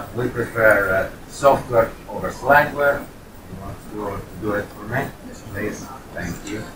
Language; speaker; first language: English; non-native, fluent; Italian